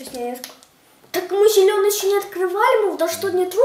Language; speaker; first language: Russian; native; Russian